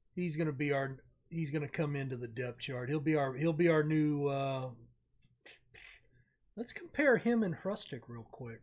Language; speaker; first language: English; native; English